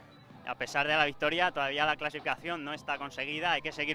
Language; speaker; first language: Spanish; native; Spanish